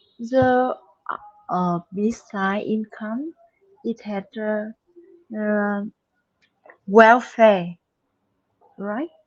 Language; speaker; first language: English; non-native, learner; Vietnamese